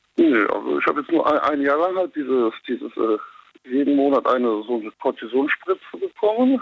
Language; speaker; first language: German; native; German